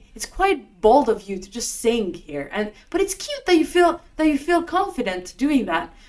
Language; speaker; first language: English; non-native, fluent; Norwegian